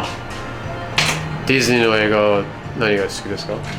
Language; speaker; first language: Japanese; non-native, learner; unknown